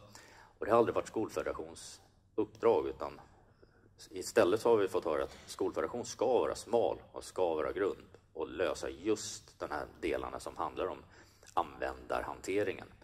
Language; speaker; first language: Swedish; native; Swedish